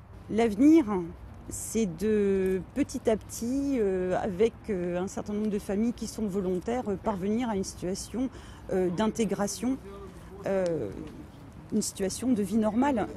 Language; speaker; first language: French; native; French